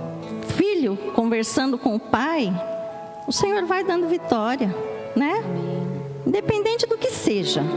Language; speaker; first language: Portuguese; native; Portuguese